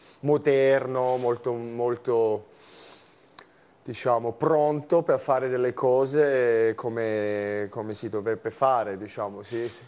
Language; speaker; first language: Italian; non-native, fluent; German